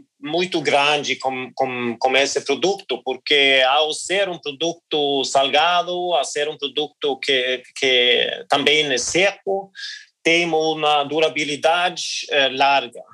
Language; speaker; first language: Portuguese; non-native, learner; Norwegian